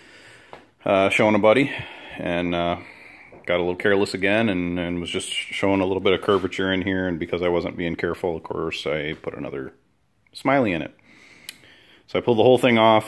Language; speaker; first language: English; native; English